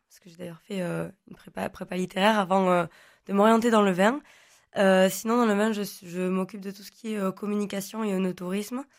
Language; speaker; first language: French; non-native, local second language; Occitan